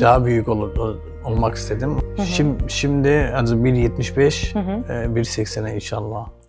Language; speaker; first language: Turkish; early bilingual, heritage; Turkish